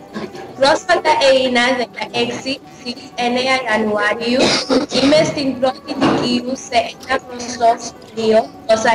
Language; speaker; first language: Greek; non-native, learner; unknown